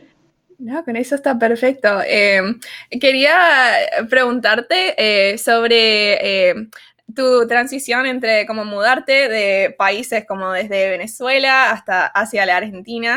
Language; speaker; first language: Spanish; early bilingual, other home language; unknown